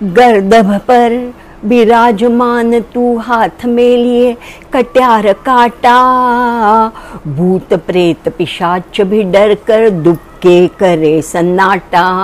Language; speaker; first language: Hindi; non-native, local second language; Marathi